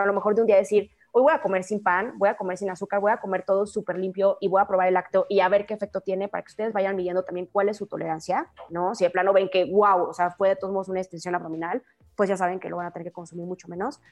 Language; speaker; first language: Spanish; native; Spanish